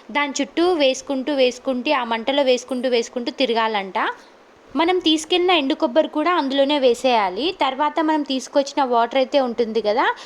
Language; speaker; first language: Telugu; non-native, local second language; Lambadi